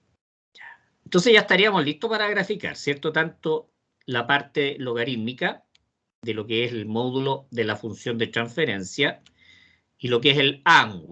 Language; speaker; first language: Spanish; native; Spanish